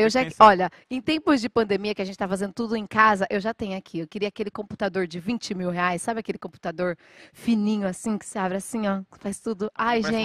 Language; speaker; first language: Portuguese; native; Portuguese